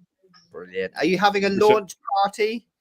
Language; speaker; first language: English; native; English